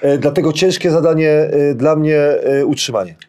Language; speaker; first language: Polish; native; Polish